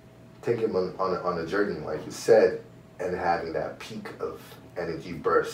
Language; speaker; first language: English; native; English